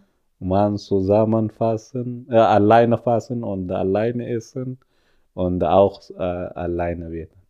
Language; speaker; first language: German; non-native, learner; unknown